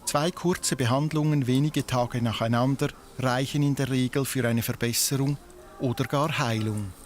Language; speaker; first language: German; native; German